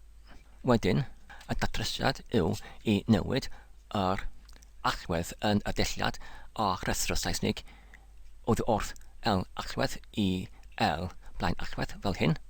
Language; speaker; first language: Welsh; non-native, learner; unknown